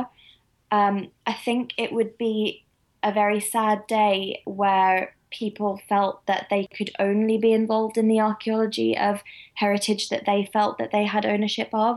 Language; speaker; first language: English; native; English